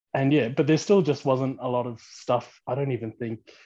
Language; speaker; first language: English; early bilingual, other home language; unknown